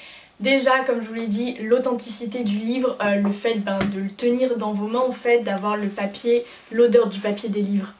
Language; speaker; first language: French; native; French